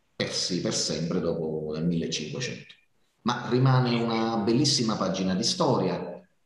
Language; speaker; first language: Italian; native; Italian